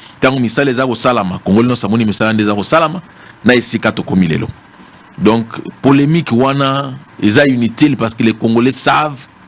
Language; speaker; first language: Lingala; native; Lingala